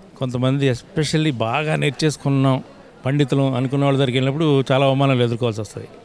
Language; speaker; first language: Telugu; native; Telugu